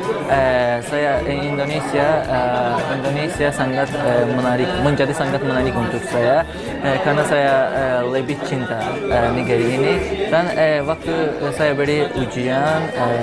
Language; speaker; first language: Indonesian; non-native, learner; Azerbaijani